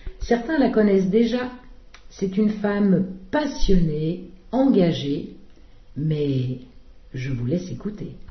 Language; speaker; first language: French; native; French